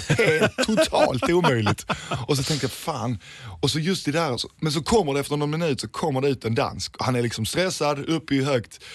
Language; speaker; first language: Swedish; early bilingual, other home language; Danish